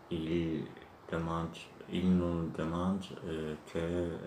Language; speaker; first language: French; non-native, learner; Turkish